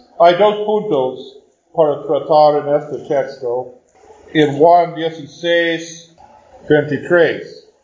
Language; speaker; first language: Spanish; non-native, fluent; Portuguese